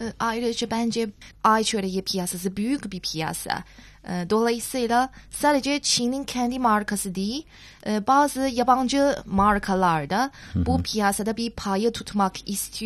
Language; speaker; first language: Turkish; non-native, fluent; Chinese